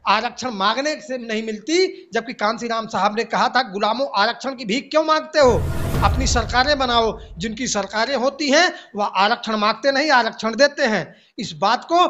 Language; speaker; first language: Hindi; native; Hindi